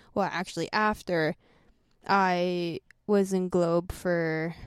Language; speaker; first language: English; native; English